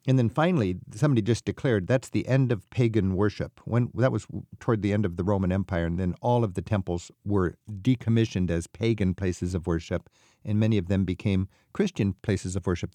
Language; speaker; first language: English; native; English